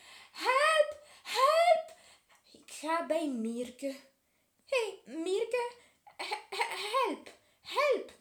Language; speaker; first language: Dutch; non-native, learner; French